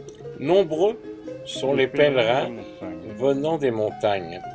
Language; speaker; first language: French; native; French